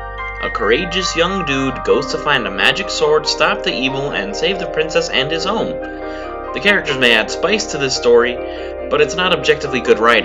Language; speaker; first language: English; native; English